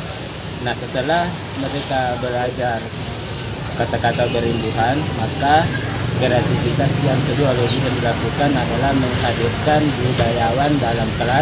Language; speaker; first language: Indonesian; native; Indonesian